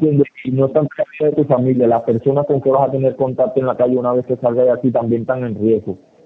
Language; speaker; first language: Spanish; native; Spanish